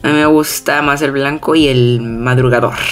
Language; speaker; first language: Spanish; native; Spanish